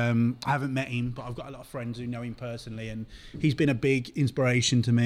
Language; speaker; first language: English; native; English